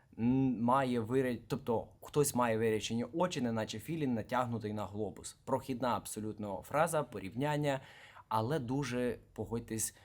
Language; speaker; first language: Ukrainian; native; Ukrainian